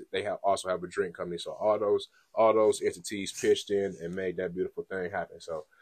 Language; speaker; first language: English; native; English